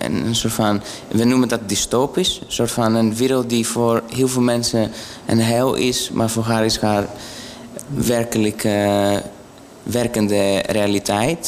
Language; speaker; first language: Dutch; non-native, fluent; Greek